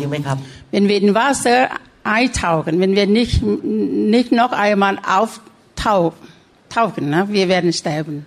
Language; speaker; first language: German; non-native, learner; Thai